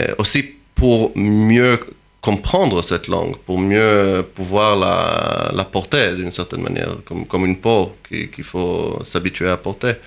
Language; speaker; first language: French; non-native, fluent; Hebrew